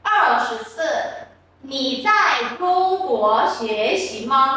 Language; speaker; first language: Chinese; non-native, fluent; Vietnamese